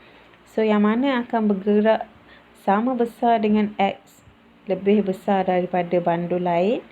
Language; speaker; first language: Malay; native; Malay